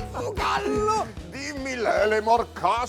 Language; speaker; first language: Italian; native; Italian